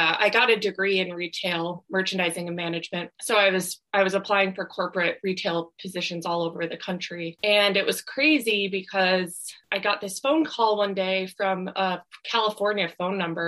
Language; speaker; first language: English; native; English